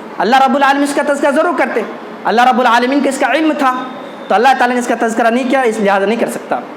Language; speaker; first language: Urdu; native; Urdu